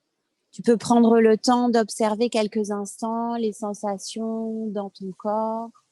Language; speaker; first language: French; native; French